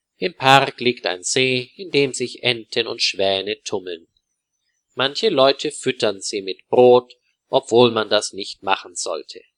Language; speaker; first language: German; native; German